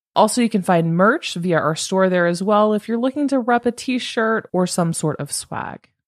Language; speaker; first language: English; native; English